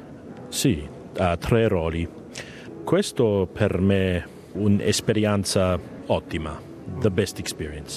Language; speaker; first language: Italian; non-native, learner; English